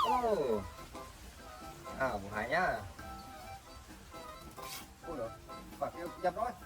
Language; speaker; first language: Vietnamese; native; Vietnamese